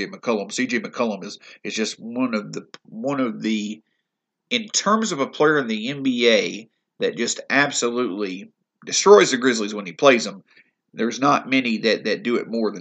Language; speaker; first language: English; native; English